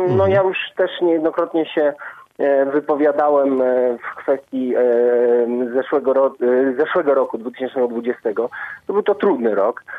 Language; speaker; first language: Polish; native; Polish